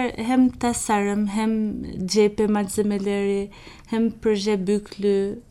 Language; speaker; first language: Turkish; non-native, fluent; Albanian